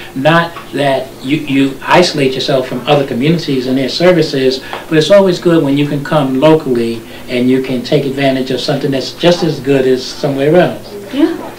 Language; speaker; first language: English; native; English